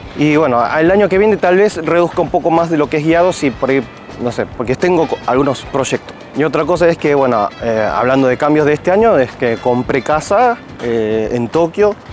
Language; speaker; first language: Spanish; native; Spanish